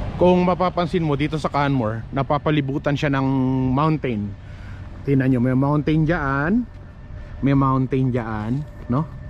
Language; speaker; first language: Filipino; native; Filipino